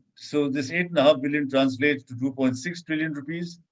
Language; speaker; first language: English; non-native, local second language; Urdu